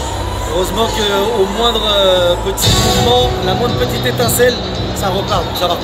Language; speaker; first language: French; native; French